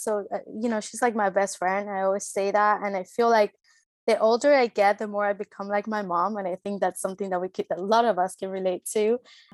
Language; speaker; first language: English; early bilingual, other home language; Spanish